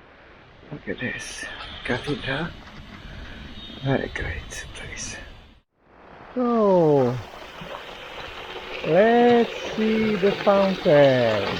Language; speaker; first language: English; non-native, fluent; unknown